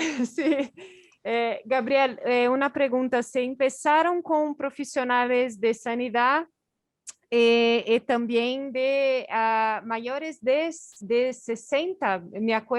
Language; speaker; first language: Spanish; non-native, fluent; Portuguese